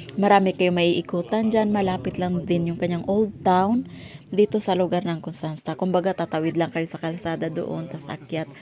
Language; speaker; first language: Filipino; non-native, local second language; Cebuano